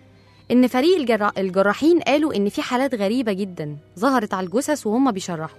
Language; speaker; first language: Arabic; native; Arabic